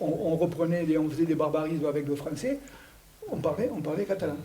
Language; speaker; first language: French; native; French